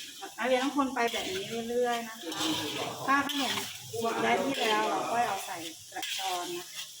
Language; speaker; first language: Thai; native; Thai